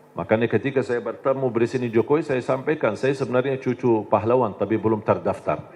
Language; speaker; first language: Indonesian; non-native, fluent; Arabic